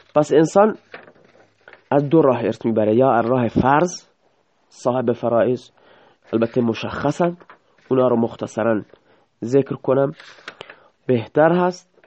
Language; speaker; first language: Persian; native; Persian